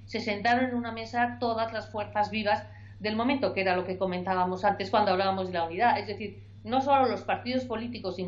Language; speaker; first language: Spanish; native; Spanish